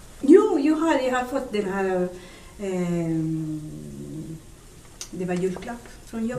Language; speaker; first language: Swedish; non-native, learner; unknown